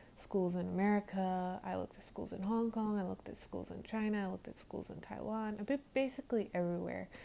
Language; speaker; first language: English; native; English